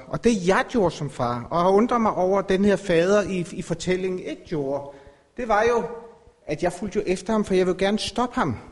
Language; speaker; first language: Danish; native; Danish